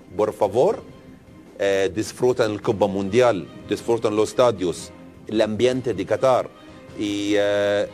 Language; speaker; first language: Spanish; non-native, learner; Arabic